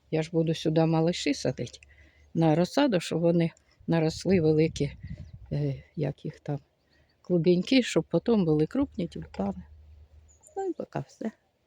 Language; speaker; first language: Ukrainian; native; Ukrainian